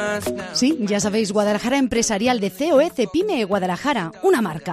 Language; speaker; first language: Spanish; native; Spanish